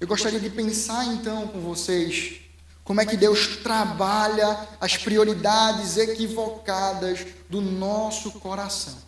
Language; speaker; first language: Portuguese; native; Portuguese